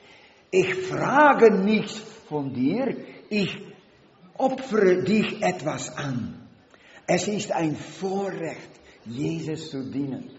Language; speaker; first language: German; non-native, learner; Dutch